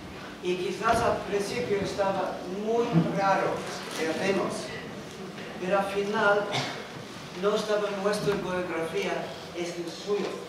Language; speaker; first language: Spanish; non-native, learner; Dutch